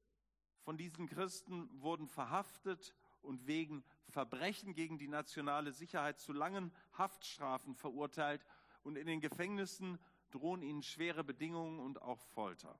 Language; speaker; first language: German; native; German